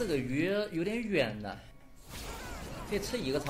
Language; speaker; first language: Chinese; native; Chinese